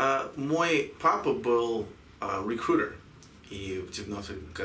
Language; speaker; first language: Russian; early bilingual, heritage; Russian